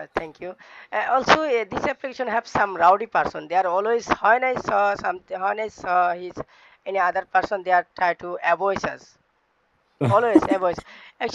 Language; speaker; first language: English; non-native, learner; Bangla